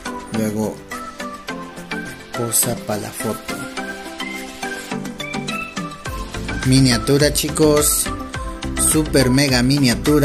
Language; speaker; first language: Spanish; native; Spanish